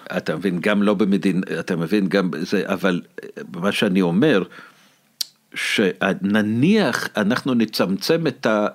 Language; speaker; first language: Hebrew; non-native, fluent; Russian